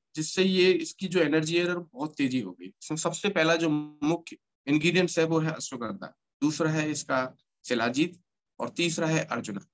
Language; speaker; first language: Hindi; native; Hindi